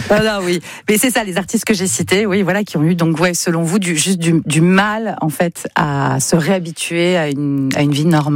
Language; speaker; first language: French; native; French